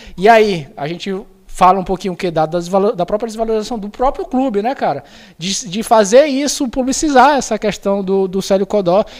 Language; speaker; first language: Portuguese; native; Portuguese